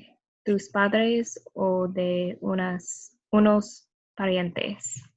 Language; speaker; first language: Spanish; non-native, learner; English